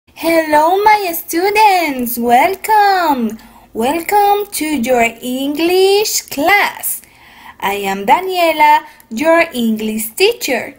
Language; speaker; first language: English; non-native, fluent; Spanish